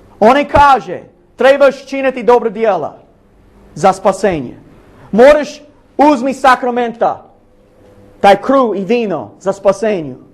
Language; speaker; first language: Bosnian; non-native, learner; English